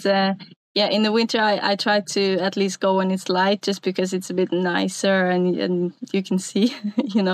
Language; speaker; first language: English; non-native, fluent; Norwegian